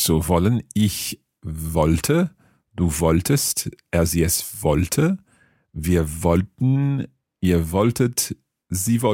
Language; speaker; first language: German; non-native, learner; English